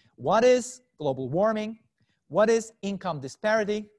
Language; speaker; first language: English; non-native, fluent; Turkish